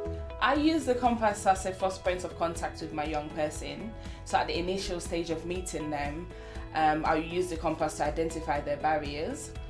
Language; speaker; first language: English; native; English